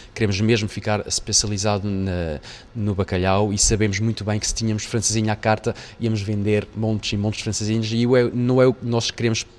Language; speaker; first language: Portuguese; non-native, fluent; Dutch